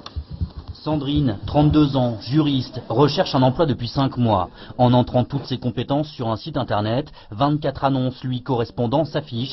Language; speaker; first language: French; native; French